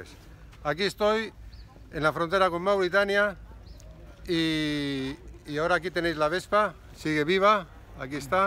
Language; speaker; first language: Spanish; native; Spanish